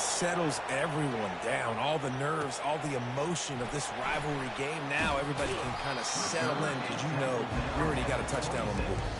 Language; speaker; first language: English; native; English